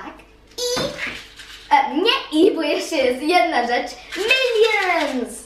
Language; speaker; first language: Polish; early bilingual, heritage; Polish